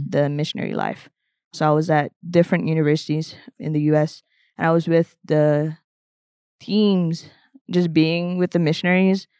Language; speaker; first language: English; non-native, local second language; Malay